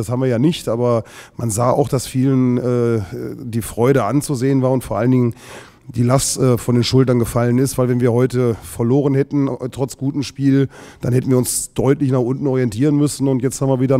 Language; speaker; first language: German; native; German